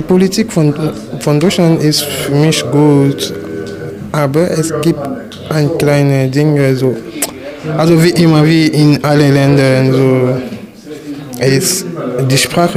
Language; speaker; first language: German; non-native, fluent; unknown